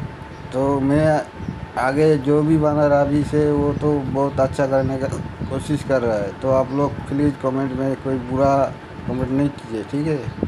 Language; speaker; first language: Hindi; non-native, local second language; Bangla